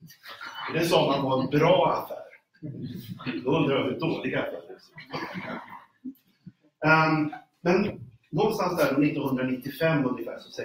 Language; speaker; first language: Swedish; native; Swedish